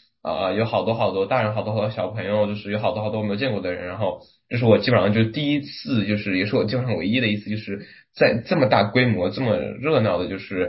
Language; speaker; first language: Chinese; early bilingual, other home language; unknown